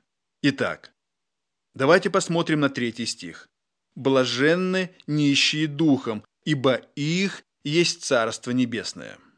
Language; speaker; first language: Russian; native; Russian